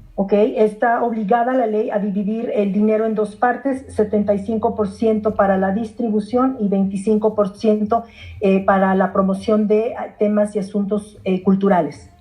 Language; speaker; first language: Spanish; non-native, fluent; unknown